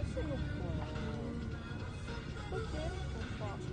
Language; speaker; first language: Korean; non-native, learner; Japanese